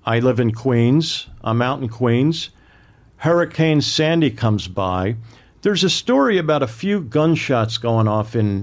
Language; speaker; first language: English; native; English